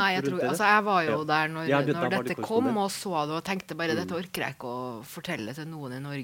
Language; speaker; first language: Norwegian; native; Norwegian